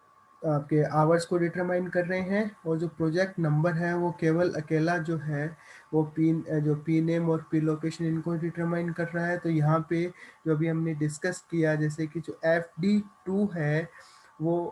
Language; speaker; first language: Hindi; native; Hindi